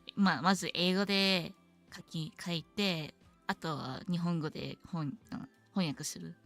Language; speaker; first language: Japanese; non-native, learner; English